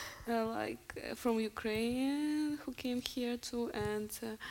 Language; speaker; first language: English; non-native, learner; Russian